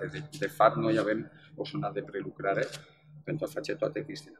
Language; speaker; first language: Romanian; non-native, fluent; Spanish